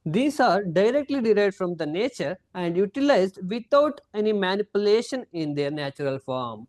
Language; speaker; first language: English; non-native, local second language; Kannada